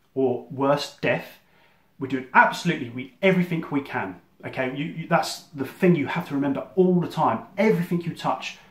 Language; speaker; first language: English; native; English